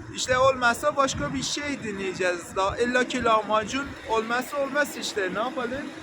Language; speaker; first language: Turkish; non-native, fluent; Persian